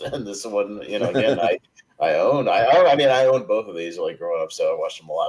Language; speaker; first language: English; native; English